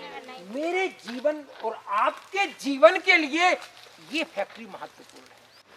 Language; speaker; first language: Hindi; native; Hindi